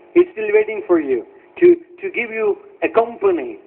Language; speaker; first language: English; non-native, local second language; Telugu